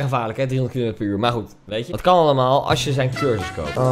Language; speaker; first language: Dutch; native; Dutch